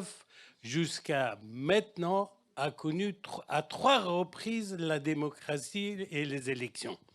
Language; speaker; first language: French; non-native, fluent; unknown